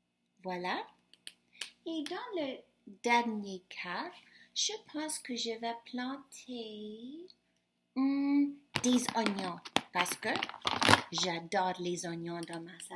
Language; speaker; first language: French; non-native, fluent; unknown